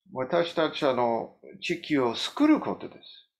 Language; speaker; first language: Japanese; non-native, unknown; English